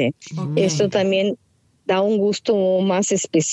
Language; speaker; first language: Spanish; non-native, fluent; Portuguese